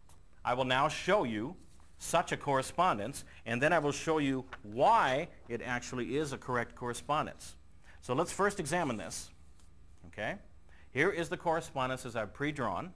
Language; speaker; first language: English; native; English